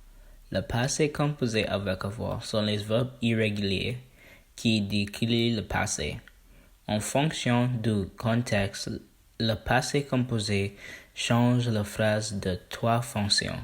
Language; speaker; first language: French; non-native, learner; English